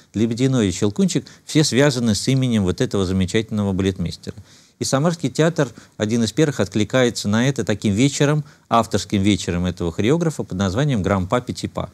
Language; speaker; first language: Russian; native; Russian